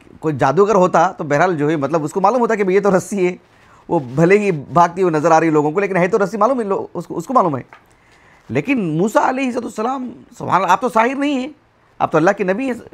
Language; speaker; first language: Urdu; native; Urdu